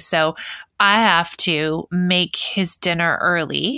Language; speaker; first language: English; native; English